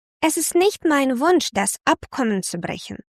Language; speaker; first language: German; non-native, fluent; Ukrainian